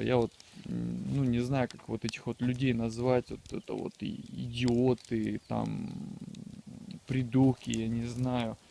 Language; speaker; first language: Russian; native; Russian